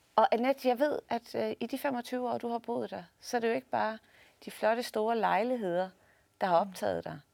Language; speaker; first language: Danish; native; Danish